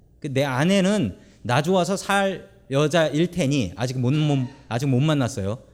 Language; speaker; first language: Korean; native; Korean